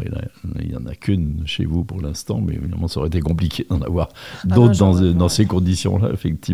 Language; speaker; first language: French; native; French